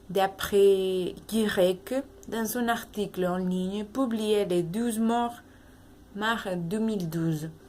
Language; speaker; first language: French; non-native, learner; Spanish